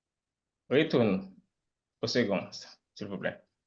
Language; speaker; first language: French; non-native, local second language; Haitian Creole